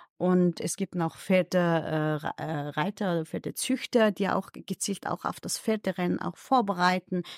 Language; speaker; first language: German; non-native, fluent; Mongolian